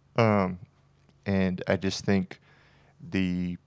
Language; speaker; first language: English; native; English